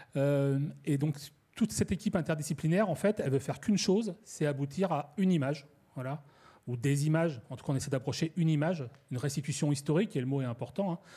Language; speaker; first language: French; native; French